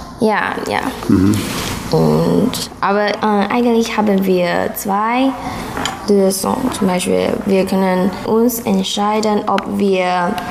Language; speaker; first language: German; non-native, learner; Chinese